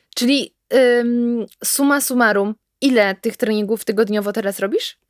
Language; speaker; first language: Polish; native; Polish